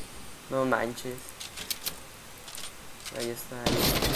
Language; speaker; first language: Spanish; native; Spanish